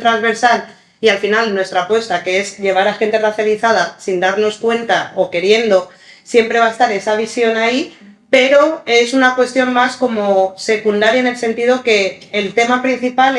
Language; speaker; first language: Spanish; early bilingual, other home language; Arabic